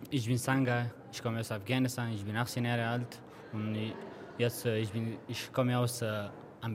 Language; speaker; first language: German; non-native, learner; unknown